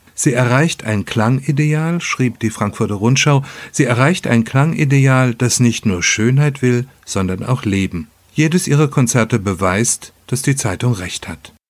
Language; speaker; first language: German; native; German